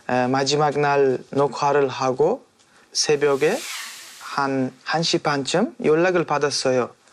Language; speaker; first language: Korean; non-native, fluent; Uzbek